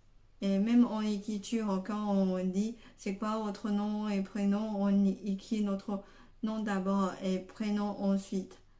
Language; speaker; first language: French; non-native, fluent; Chinese